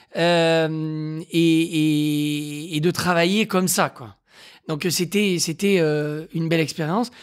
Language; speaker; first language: French; native; French